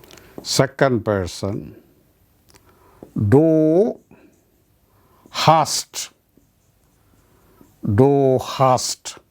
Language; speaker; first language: German; non-native, learner; Malayalam